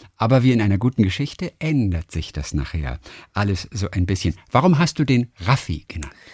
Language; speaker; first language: German; native; German